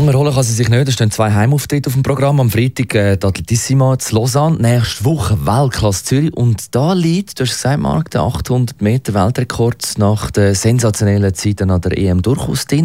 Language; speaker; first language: German; native; German